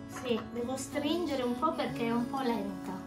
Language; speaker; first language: Italian; native; Italian